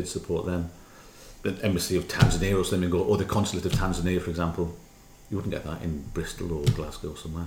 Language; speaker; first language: English; native; English